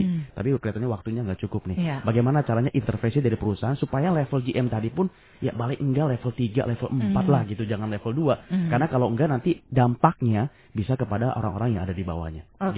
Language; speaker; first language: Indonesian; native; Indonesian